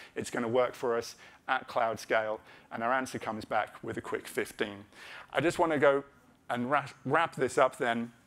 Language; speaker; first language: English; native; English